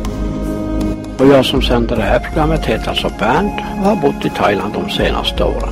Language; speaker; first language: Swedish; native; Swedish